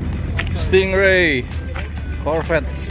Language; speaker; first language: English; non-native, learner; Indonesian